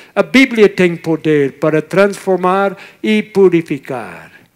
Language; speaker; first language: Portuguese; non-native, fluent; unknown